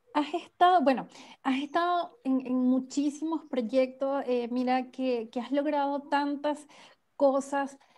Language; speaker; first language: Spanish; native; Spanish